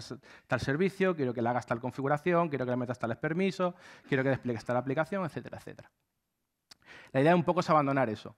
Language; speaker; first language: Spanish; native; Spanish